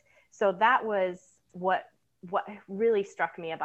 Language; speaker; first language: English; native; English